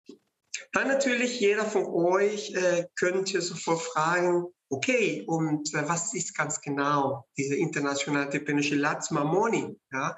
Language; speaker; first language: German; non-native, fluent; Spanish